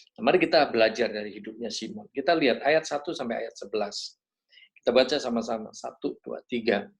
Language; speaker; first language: Indonesian; native; Indonesian